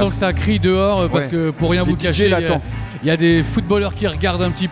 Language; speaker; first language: French; native; French